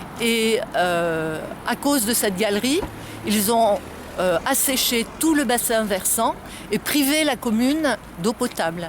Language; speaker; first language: French; native; French